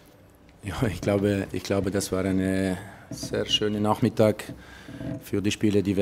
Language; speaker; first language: German; non-native, local second language; Italian